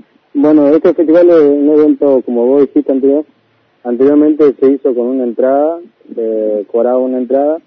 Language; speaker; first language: Spanish; native; Spanish